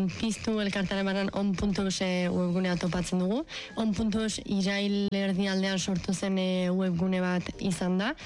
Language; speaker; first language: Basque; native; Basque